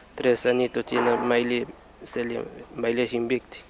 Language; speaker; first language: Spanish; native; Spanish